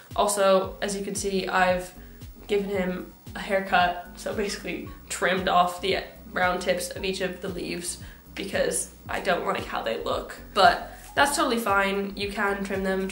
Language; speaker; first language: English; native; English